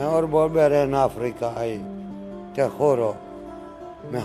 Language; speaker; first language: Spanish; non-native, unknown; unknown